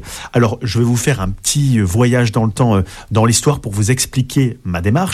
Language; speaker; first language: French; native; French